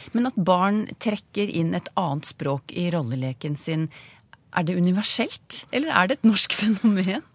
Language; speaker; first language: Norwegian; native; Norwegian